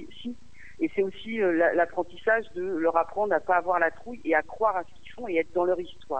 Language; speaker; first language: French; native; French